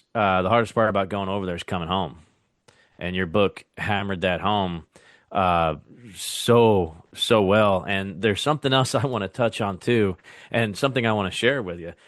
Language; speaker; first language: English; native; English